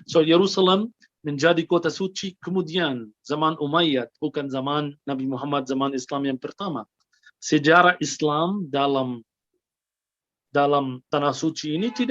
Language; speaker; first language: Indonesian; non-native, fluent; Arabic